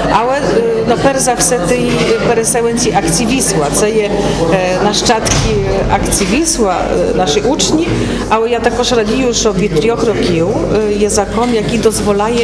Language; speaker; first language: Polish; non-native, learner; Ukrainian